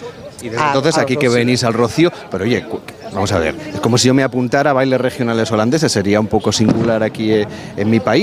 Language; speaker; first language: Spanish; native; Spanish